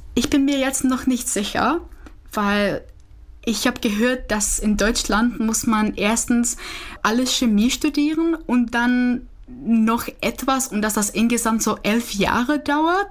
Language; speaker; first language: German; non-native, fluent; Czech